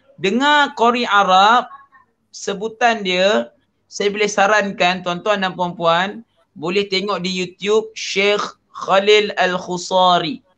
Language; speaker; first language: Malay; native; Malay